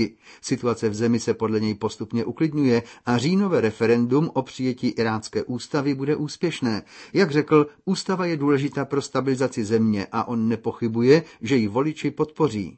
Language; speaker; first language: Czech; native; Czech